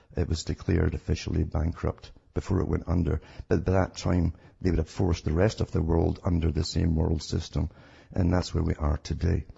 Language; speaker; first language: English; native; English